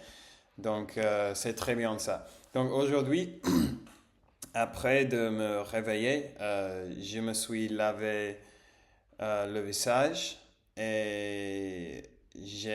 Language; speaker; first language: French; non-native, learner; English